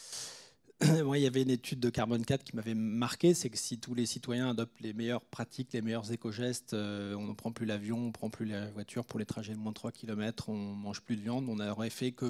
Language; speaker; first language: French; native; French